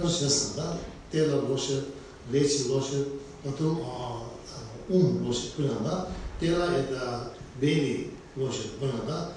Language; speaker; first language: Russian; non-native, learner; Tibetan